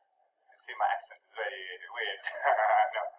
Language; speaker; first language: English; non-native, fluent; Italian